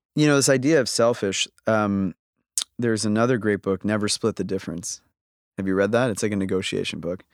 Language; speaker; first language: English; native; English